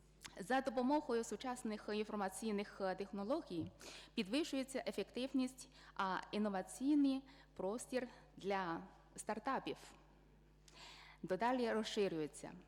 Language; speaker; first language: Ukrainian; non-native, fluent; Chinese